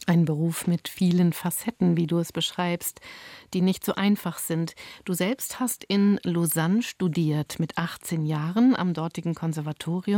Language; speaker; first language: German; native; German